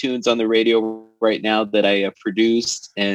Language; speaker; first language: English; native; English